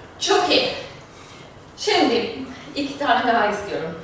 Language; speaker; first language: Turkish; non-native, fluent; German